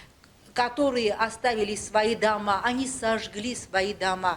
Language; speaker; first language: Russian; non-native, local second language; Armenian